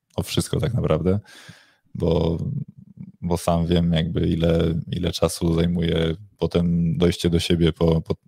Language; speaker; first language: Polish; native; Polish